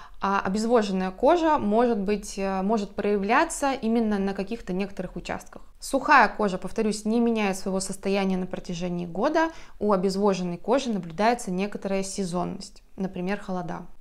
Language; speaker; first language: Russian; native; Russian